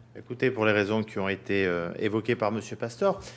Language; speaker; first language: French; native; French